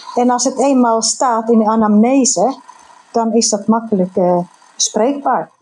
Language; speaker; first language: Dutch; non-native, fluent; Finnish